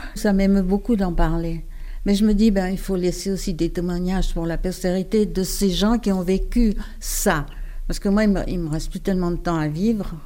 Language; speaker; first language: French; native; French